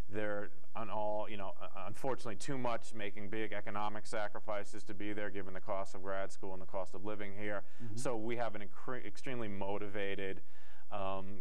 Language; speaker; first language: English; native; English